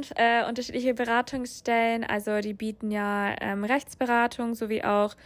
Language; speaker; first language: German; non-native, fluent; English